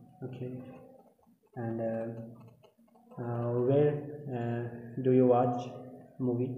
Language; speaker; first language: English; non-native, learner; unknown